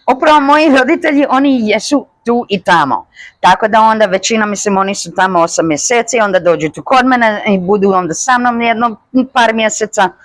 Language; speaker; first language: Bosnian; early bilingual, heritage; Croatian